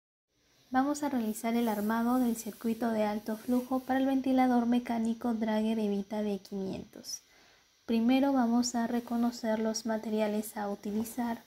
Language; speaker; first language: Spanish; native; Spanish